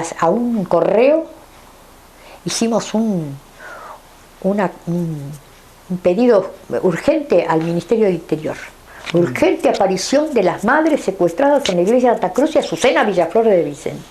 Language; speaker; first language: Spanish; native; Spanish